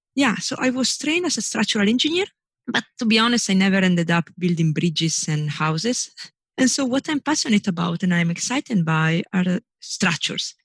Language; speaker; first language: English; non-native, fluent; Italian